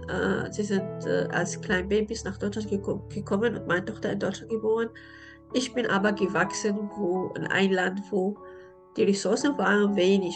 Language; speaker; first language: German; non-native, learner; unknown